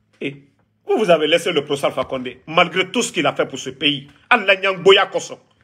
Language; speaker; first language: French; non-native, local second language; Mandingo